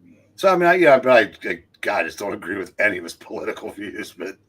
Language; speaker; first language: English; native; English